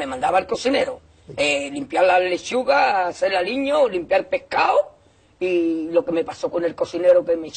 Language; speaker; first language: Spanish; native; Spanish